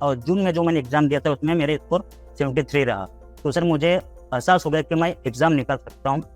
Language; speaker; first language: Hindi; native; Hindi